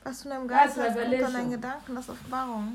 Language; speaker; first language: German; native; German